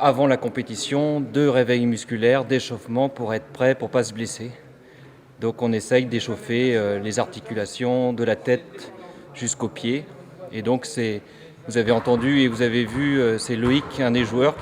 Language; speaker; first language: French; native; French